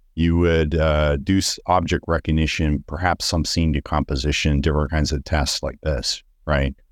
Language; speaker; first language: English; native; English